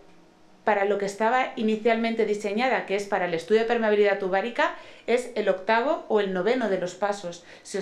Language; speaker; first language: Spanish; native; Spanish